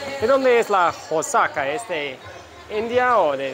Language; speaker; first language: Spanish; non-native, learner; English